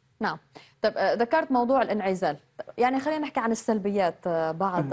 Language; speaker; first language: Arabic; native; Arabic